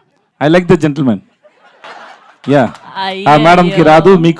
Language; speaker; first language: Telugu; non-native, learner; Tamil